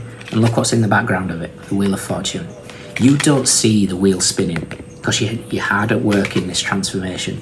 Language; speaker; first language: English; native; English